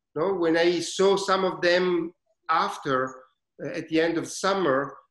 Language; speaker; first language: English; non-native, learner; Italian